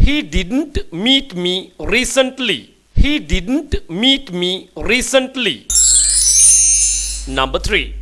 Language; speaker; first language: English; non-native, local second language; Sinhala